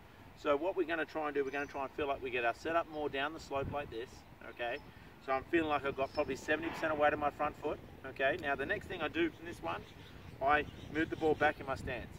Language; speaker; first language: English; native; English